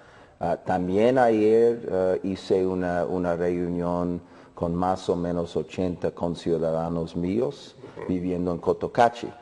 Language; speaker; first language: Spanish; non-native, fluent; English